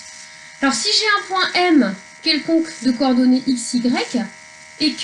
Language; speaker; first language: French; native; French